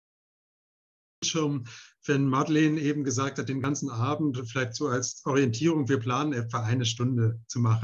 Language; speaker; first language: German; native; German